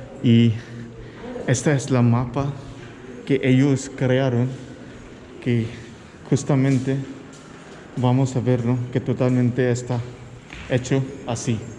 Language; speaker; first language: Spanish; non-native, fluent; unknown